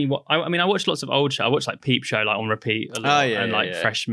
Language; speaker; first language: English; native; English